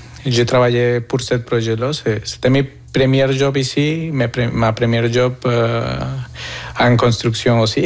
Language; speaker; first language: French; non-native, fluent; Spanish